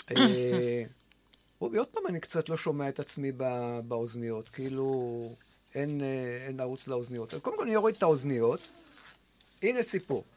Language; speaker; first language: Hebrew; native; Hebrew